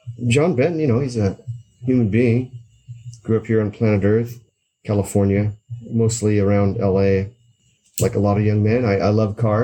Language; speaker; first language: English; native; English